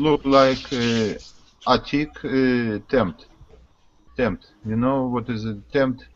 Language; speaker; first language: English; non-native, learner; Russian